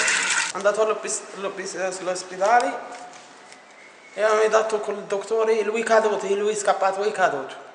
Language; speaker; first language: Italian; non-native, learner; Arabic